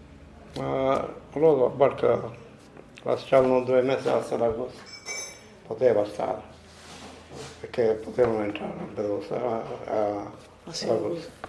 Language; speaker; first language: Italian; non-native, learner; Maltese